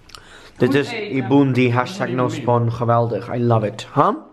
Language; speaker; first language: Dutch; non-native, learner; English